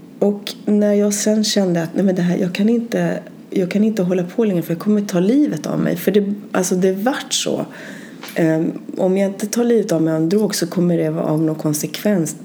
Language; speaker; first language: Swedish; early bilingual, other home language; Spanish